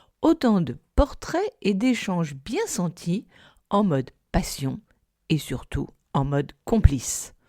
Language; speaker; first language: French; non-native, fluent; English